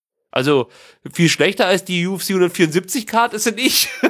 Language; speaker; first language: German; native; German